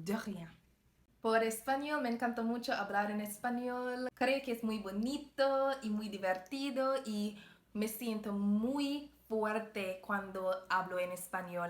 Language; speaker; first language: Spanish; non-native, learner; English